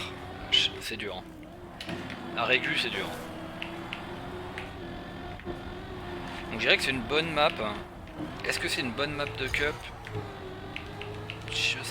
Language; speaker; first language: French; native; French